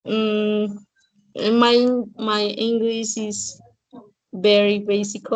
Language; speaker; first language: English; non-native, learner; Spanish